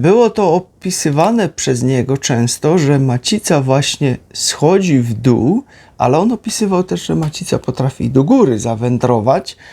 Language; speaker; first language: Polish; native; Polish